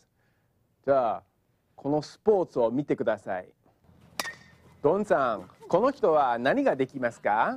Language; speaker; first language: Japanese; non-native, fluent; English